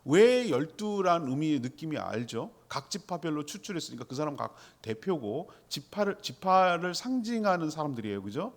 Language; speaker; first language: Korean; native; Korean